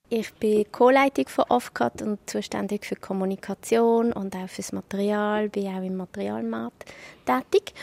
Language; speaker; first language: German; native; German